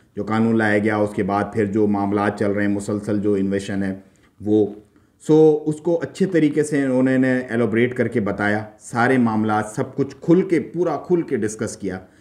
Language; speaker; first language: Urdu; native; Urdu